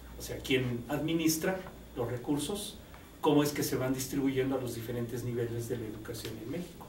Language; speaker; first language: Spanish; native; Spanish